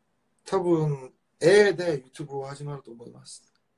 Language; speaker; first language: Japanese; non-native, fluent; Korean